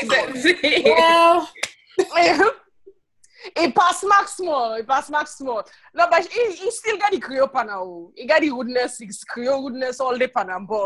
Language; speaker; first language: English; non-native, local second language; Krio